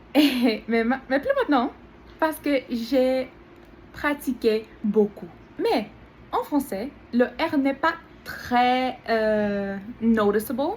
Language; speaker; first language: French; non-native, learner; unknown